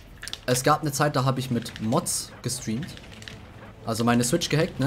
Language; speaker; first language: German; native; German